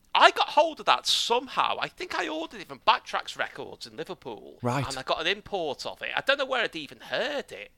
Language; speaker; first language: English; native; English